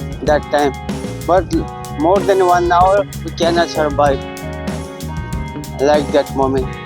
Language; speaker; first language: English; non-native, learner; Nepali